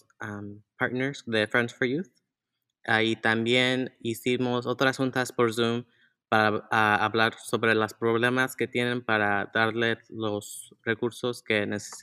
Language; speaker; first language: Spanish; early bilingual, heritage; Spanish